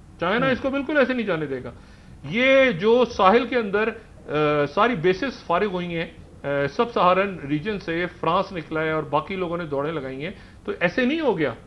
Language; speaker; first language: Urdu; native; Urdu